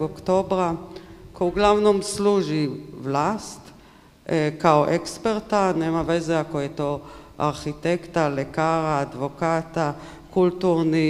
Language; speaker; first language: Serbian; non-native, learner; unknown